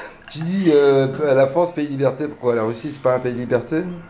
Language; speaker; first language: French; native; French